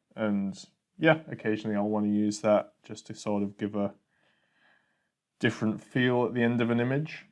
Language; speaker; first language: English; native; English